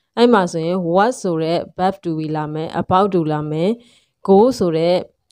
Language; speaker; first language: Burmese; native; Burmese